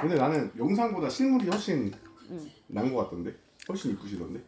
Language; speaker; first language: Korean; native; Korean